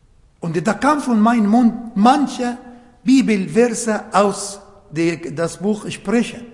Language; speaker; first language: German; non-native, learner; Arabic